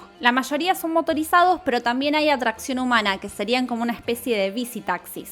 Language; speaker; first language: Spanish; native; Spanish